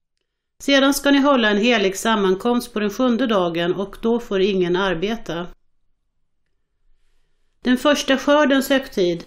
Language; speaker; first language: Swedish; native; Swedish